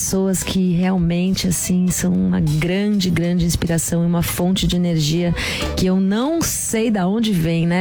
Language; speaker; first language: Portuguese; native; Portuguese